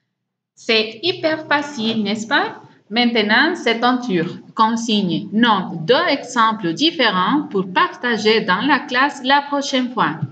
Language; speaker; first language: French; non-native, fluent; Spanish